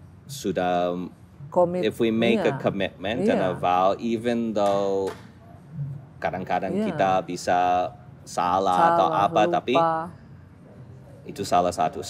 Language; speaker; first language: Indonesian; non-native, fluent; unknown